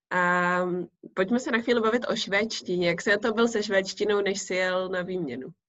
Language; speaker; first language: Czech; native; Czech